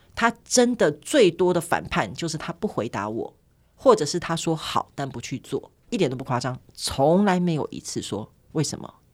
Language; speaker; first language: Chinese; native; Chinese